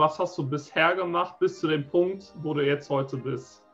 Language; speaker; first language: German; native; German